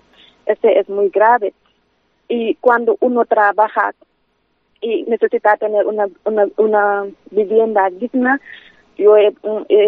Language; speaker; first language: Spanish; non-native, fluent; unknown